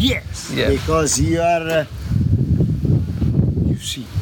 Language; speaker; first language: English; non-native, learner; Italian